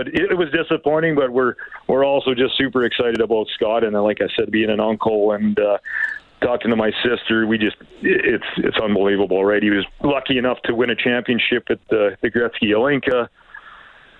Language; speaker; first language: English; native; English